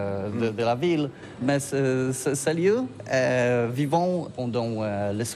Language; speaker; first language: French; non-native, learner; Polish